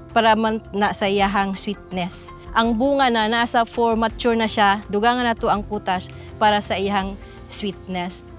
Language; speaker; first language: Cebuano; native; Cebuano